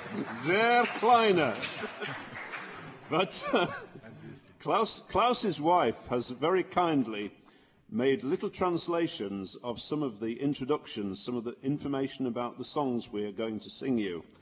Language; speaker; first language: English; native; English